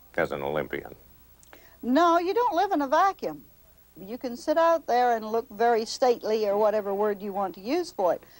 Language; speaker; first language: English; native; English